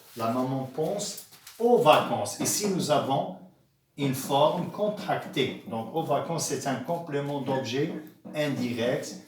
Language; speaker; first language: French; non-native, local second language; Arabic